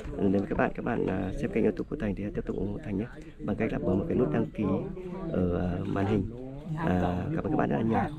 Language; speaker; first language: Vietnamese; non-native, local second language; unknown